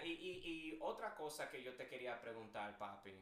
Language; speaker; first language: Spanish; early bilingual, heritage; English